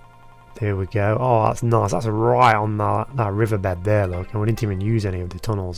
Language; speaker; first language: English; native; English